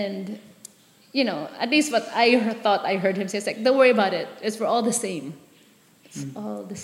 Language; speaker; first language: English; non-native, local second language; Filipino